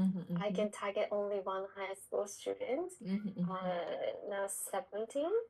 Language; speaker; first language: English; non-native, learner; Japanese